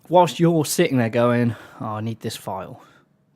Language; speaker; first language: English; native; English